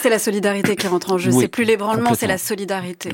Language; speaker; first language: French; native; French